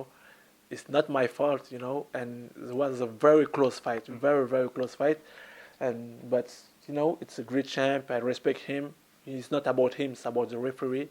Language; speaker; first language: English; non-native, learner; French